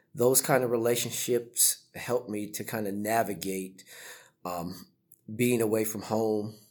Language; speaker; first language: English; native; English